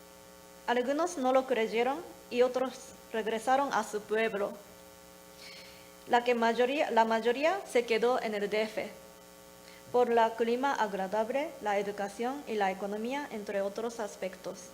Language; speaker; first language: Spanish; non-native, learner; Japanese